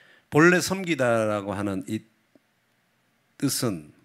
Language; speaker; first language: Korean; native; Korean